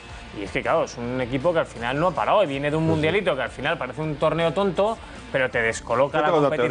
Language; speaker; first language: Spanish; native; Spanish